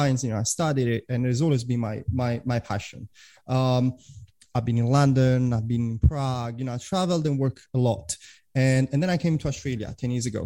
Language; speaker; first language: English; non-native, fluent; Italian